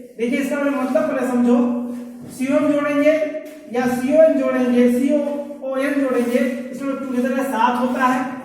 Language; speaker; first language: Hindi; native; Hindi